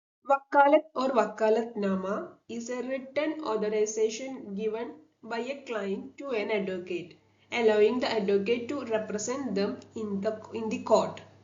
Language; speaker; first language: English; non-native, local second language; Malayalam